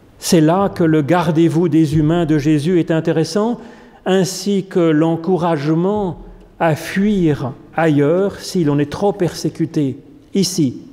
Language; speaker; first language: French; native; French